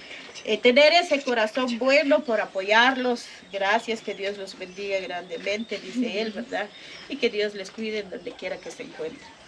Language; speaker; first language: Spanish; non-native, local second language; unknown